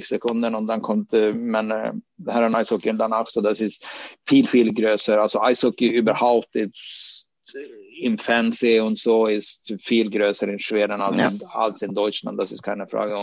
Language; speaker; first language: German; non-native, fluent; Swedish